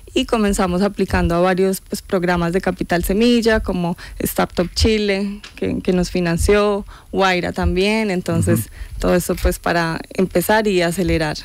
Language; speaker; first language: Spanish; native; Spanish